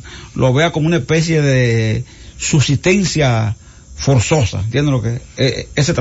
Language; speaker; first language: Spanish; native; Spanish